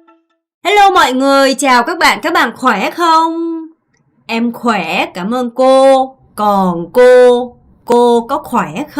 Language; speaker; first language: Vietnamese; non-native, fluent; Korean